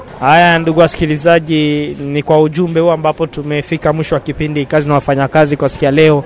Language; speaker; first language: Swahili; non-native, local second language; Rundi